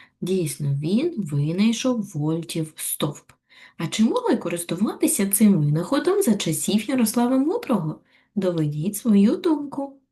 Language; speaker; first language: Ukrainian; native; Ukrainian